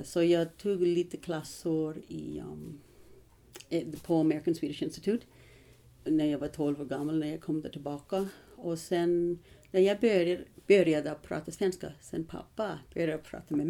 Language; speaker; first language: Swedish; non-native, learner; English